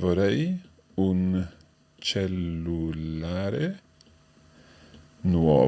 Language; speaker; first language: Italian; non-native, fluent; English